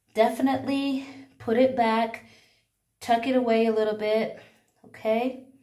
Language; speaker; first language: English; native; English